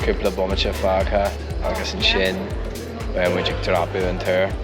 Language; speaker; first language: Irish; non-native, local second language; English